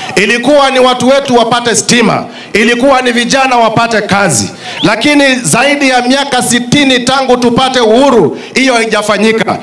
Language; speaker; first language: Swahili; non-native, local second language; Kamba